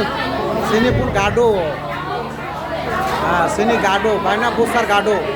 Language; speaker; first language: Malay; non-native, learner; Bangla